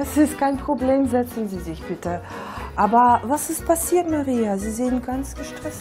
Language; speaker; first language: German; non-native, fluent; Russian